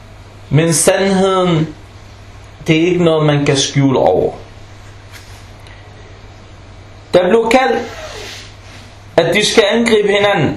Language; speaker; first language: Danish; non-native, local second language; Arabic